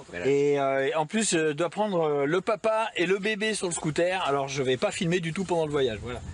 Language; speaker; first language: French; native; French